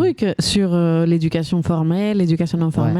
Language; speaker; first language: French; native; French